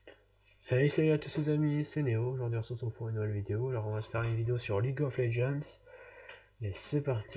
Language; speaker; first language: French; native; French